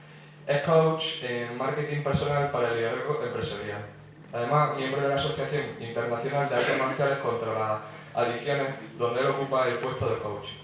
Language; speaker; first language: Spanish; native; Spanish